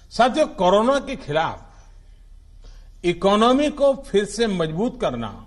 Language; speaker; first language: Hindi; non-native, local second language; Gujarati